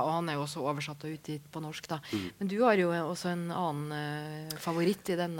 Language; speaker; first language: Norwegian; native; Norwegian